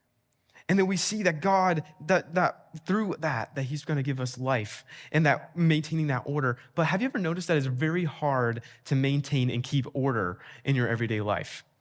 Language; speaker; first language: English; native; English